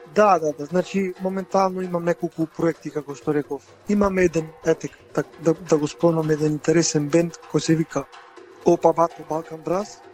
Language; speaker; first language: Macedonian; native; Macedonian